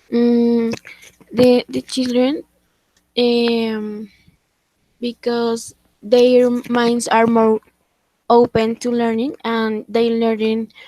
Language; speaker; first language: English; non-native, learner; Spanish